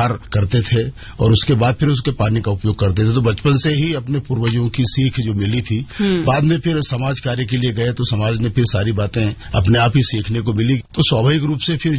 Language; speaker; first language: Hindi; native; Hindi